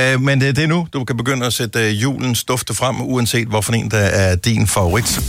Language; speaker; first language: Danish; native; Danish